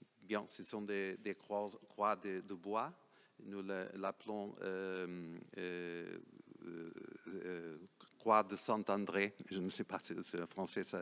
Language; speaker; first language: French; non-native, fluent; Portuguese